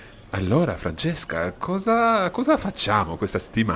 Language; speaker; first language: Italian; non-native, fluent; English